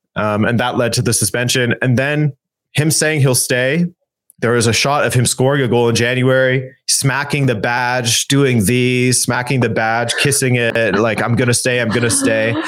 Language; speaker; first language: English; native; English